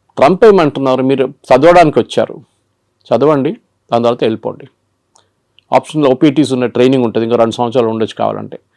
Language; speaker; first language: Telugu; non-native, local second language; Malayalam